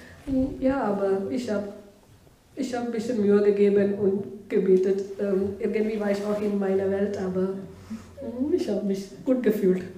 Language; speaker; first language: German; non-native, fluent; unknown